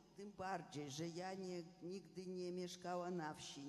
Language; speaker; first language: Polish; non-native, fluent; Russian